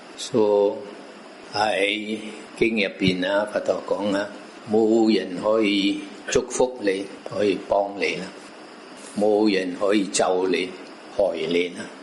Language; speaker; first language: Cantonese; non-native, local second language; Min Nan Chinese